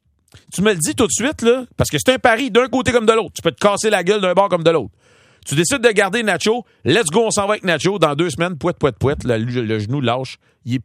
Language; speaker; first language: French; native; French